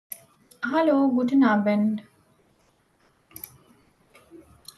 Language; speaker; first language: German; non-native, fluent; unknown